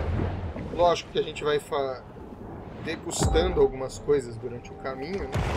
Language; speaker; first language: Portuguese; native; Portuguese